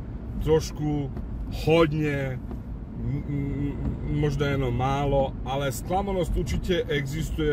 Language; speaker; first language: Czech; non-native, fluent; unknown